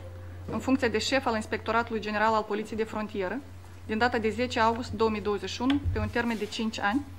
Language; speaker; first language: Romanian; native; Romanian